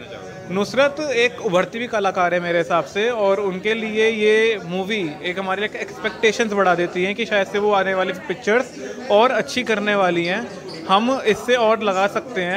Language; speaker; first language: Hindi; native; Hindi